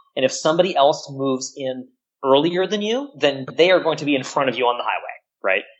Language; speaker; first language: English; native; English